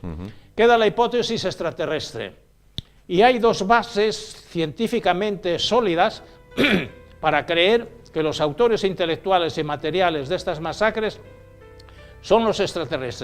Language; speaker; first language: Spanish; native; Spanish